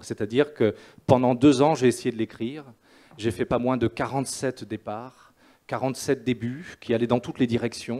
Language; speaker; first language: French; native; French